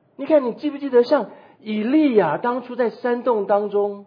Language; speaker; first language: Chinese; native; Chinese